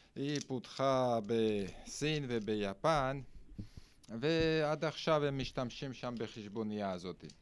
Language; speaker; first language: Hebrew; non-native, fluent; Russian